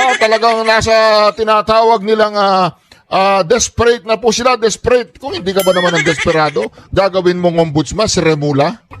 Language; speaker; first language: Filipino; native; Filipino